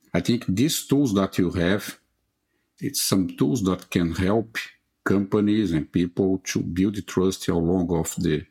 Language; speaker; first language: English; non-native, fluent; Portuguese